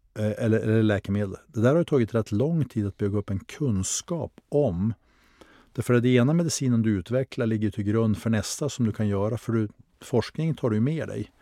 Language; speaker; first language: Swedish; native; Swedish